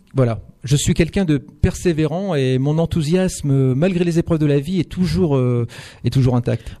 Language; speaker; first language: French; native; French